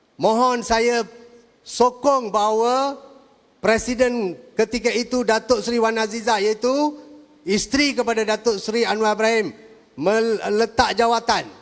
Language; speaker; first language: Malay; non-native, local second language; Tamil